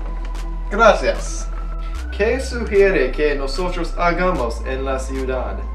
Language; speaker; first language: Spanish; non-native, learner; English